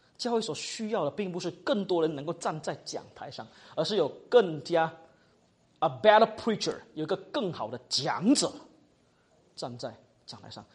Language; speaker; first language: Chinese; native; Chinese